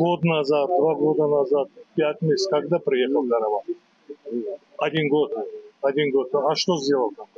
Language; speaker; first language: Russian; non-native, learner; Azerbaijani